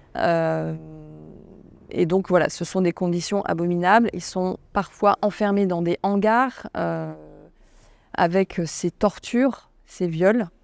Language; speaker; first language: French; native; French